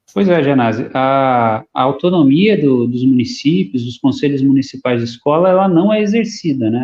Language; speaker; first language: Portuguese; native; Portuguese